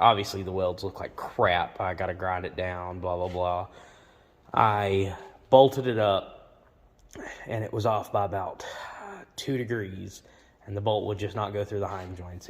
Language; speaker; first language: English; native; English